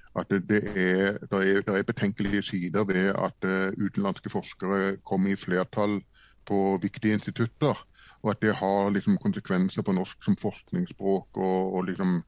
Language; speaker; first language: Norwegian; native; Norwegian